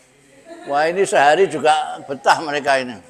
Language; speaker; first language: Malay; non-native, local second language; Javanese